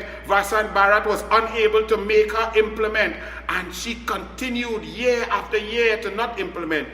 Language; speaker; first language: English; native; English